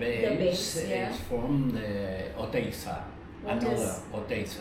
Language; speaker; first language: English; non-native, learner; Spanish